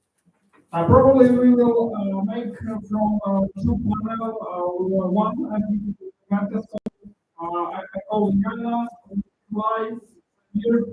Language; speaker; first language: English; non-native, learner; Russian